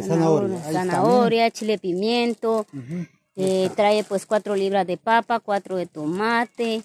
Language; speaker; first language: Spanish; native; Spanish